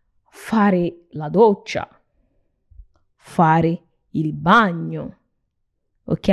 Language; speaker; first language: Italian; non-native, fluent; Nigerian Pidgin